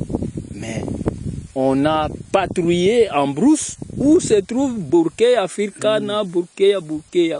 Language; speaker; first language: French; non-native, local second language; Kongo